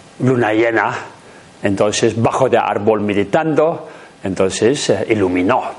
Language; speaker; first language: Spanish; non-native, learner; Tibetan